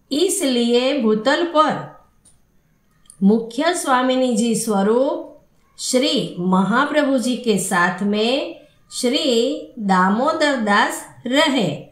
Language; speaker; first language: Hindi; non-native, local second language; Gujarati